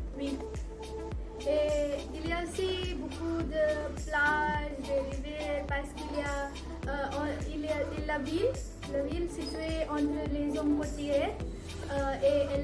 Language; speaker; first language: French; non-native, fluent; Konkani